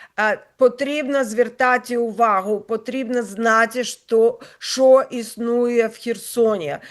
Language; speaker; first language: Ukrainian; non-native, local second language; Russian